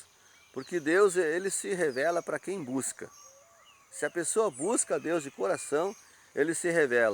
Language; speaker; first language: Portuguese; native; Portuguese